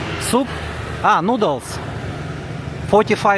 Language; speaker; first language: English; non-native, learner; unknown